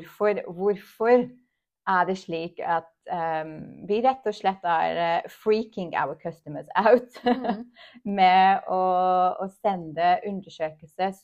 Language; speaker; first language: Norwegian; non-native, fluent; English